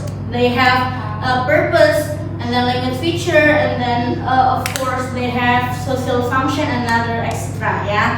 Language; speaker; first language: English; non-native, learner; Indonesian